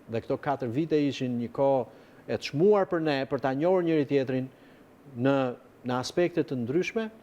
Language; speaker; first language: Albanian; native; Albanian